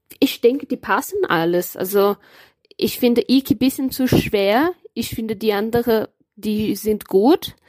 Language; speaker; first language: German; non-native, learner; Portuguese